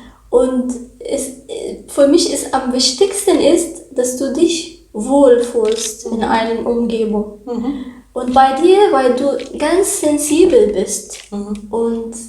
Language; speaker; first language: German; non-native, learner; Arabic